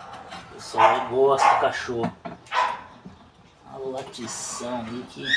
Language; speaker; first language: Portuguese; native; Portuguese